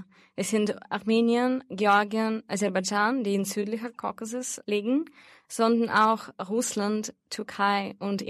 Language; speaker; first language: German; non-native, fluent; Russian